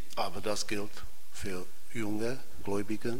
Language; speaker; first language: German; non-native, fluent; Czech